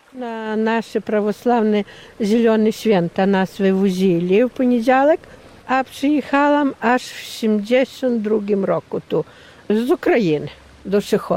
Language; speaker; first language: Polish; non-native, local second language; Ukrainian